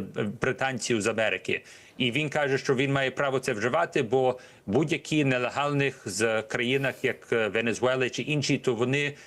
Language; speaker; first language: Ukrainian; early bilingual, heritage; Ukrainian